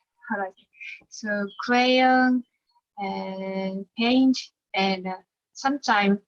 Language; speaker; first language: English; non-native, learner; Japanese